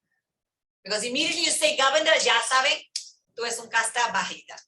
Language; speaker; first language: Spanish; early bilingual, heritage; English